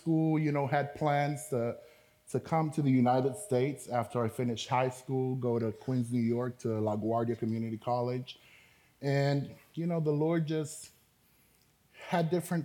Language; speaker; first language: English; non-native, local second language; Spanish